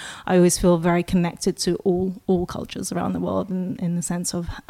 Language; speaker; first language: English; non-native, local second language; Russian